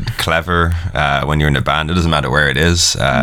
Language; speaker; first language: English; native; English